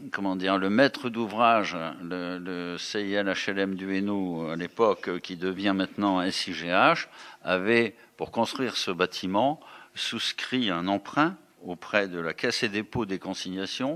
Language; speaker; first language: French; native; French